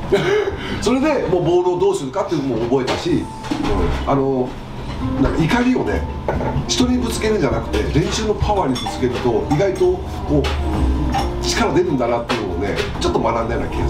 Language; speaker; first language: Japanese; native; Japanese